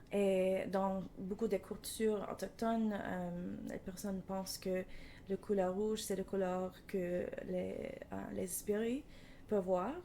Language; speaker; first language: French; non-native, learner; English